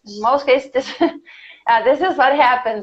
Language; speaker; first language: English; non-native, fluent; Portuguese